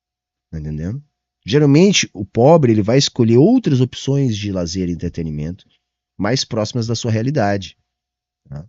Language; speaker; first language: Portuguese; native; Portuguese